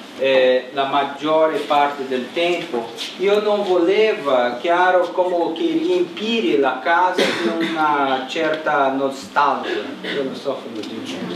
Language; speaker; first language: Italian; non-native, learner; Portuguese